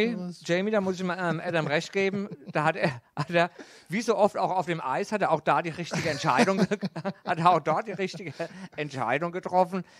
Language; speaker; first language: German; native; German